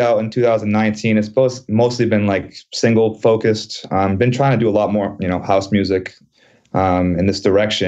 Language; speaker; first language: English; native; English